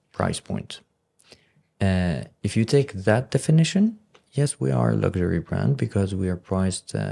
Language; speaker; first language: English; non-native, fluent; Arabic